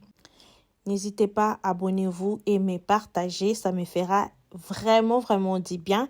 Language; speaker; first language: French; non-native, local second language; Lingala